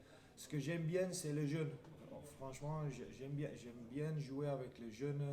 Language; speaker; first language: French; non-native, fluent; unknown